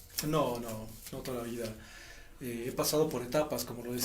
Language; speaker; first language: Spanish; native; Spanish